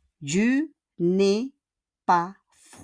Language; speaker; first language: French; non-native, fluent; Filipino